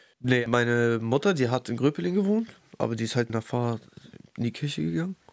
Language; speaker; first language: German; early bilingual, other home language; Russian